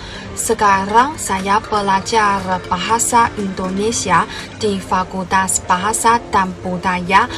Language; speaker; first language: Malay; non-native, learner; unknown